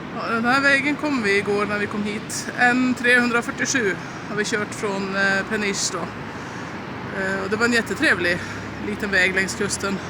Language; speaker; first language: Swedish; native; Swedish